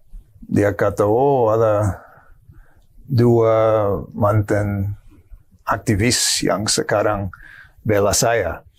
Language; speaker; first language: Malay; non-native, fluent; English